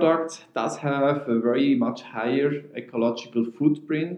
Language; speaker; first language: English; non-native, fluent; Swiss German